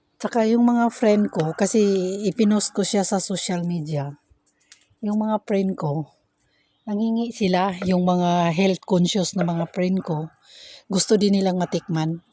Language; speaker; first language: Filipino; non-native, local second language; Cebuano